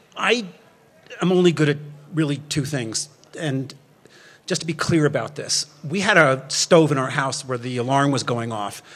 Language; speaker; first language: English; native; English